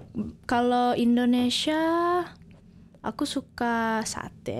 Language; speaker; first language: Indonesian; early bilingual, heritage; Indonesian